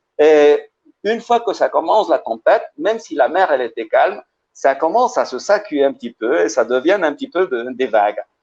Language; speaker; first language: French; early bilingual, heritage; Spanish